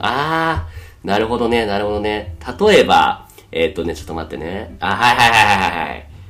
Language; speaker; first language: Japanese; native; Japanese